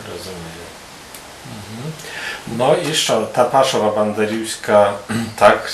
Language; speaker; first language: Ukrainian; early bilingual, heritage; Ukrainian